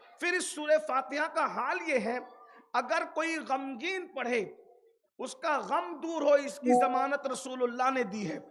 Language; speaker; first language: Urdu; native; Urdu